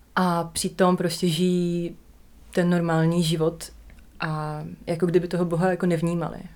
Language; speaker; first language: Czech; non-native, fluent; Russian